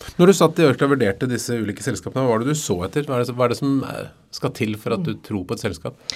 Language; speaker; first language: Norwegian; native; Norwegian